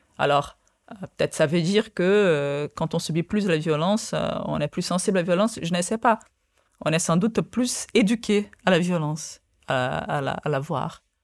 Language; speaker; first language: French; non-native, fluent; Portuguese